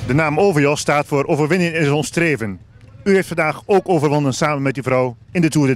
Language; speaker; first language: Dutch; native; Dutch